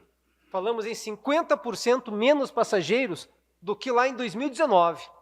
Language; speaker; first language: Portuguese; native; Portuguese